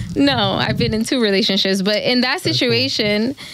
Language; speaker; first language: English; native; English